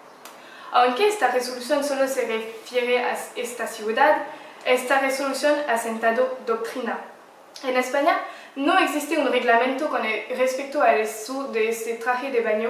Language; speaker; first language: Spanish; non-native, learner; French